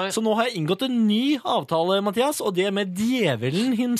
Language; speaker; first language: Norwegian; native; Norwegian